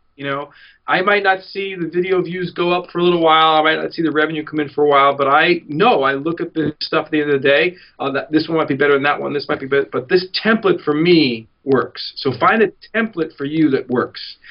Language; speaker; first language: English; native; English